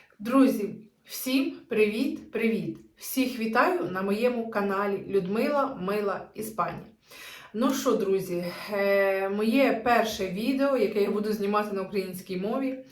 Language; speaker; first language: Ukrainian; native; Ukrainian